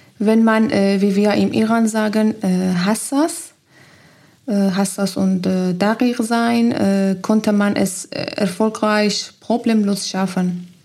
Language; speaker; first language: German; non-native, learner; Persian